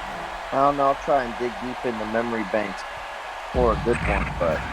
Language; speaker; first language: English; native; English